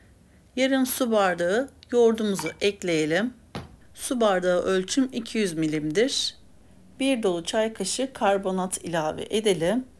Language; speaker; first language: Turkish; native; Turkish